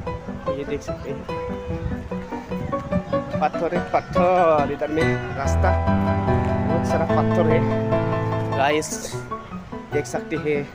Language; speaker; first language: Hindi; non-native, local second language; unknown